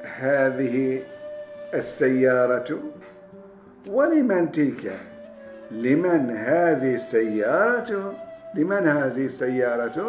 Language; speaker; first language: Arabic; non-native, fluent; Turkish